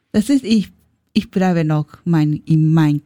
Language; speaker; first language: German; non-native, learner; Japanese